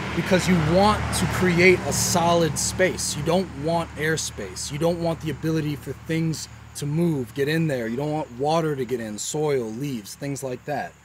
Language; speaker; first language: English; native; English